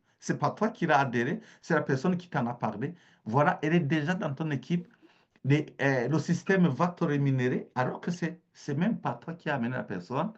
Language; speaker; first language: French; native; French